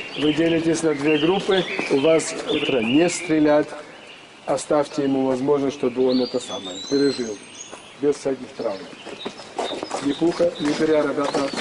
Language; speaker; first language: Russian; native; Russian